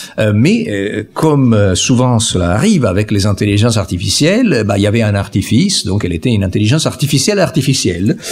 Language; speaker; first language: French; non-native, fluent; Italian